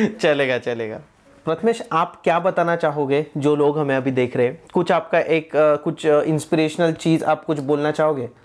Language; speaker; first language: Hindi; non-native, local second language; Marathi